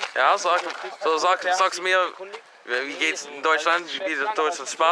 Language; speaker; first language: German; non-native, learner; English